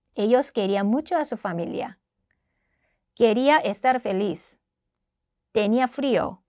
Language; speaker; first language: Spanish; non-native, fluent; Korean